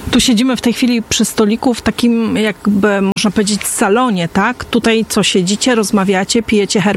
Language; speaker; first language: Polish; native; Polish